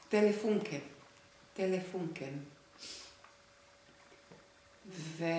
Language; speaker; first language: Hebrew; non-native, fluent; Hungarian